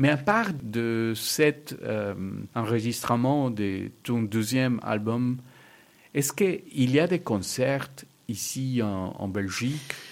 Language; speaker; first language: French; non-native, fluent; Spanish